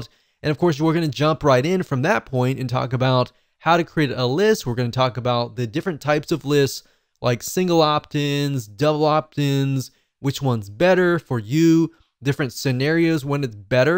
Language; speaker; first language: English; native; English